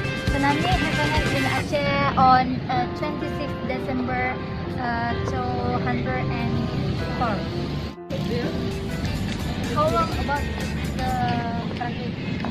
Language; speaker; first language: English; non-native, learner; Indonesian